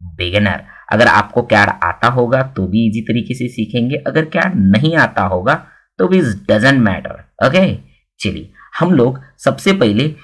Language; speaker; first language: Hindi; non-native, local second language; Marathi